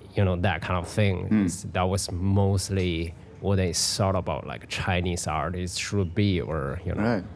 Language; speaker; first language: English; non-native, fluent; Chinese